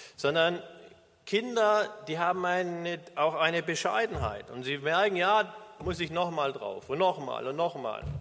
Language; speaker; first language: German; native; German